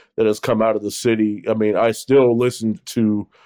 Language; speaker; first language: English; native; English